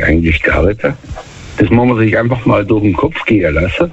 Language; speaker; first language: German; native; German